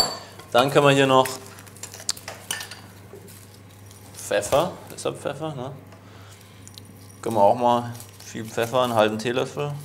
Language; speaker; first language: German; native; German